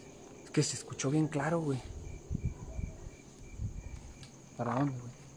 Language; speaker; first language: Spanish; native; Spanish